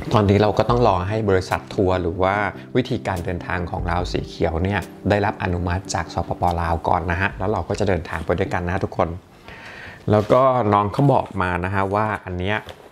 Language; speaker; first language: Thai; native; Thai